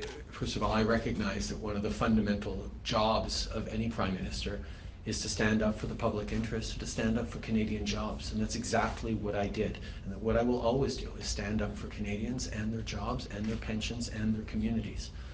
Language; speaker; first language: English; early bilingual, other home language; French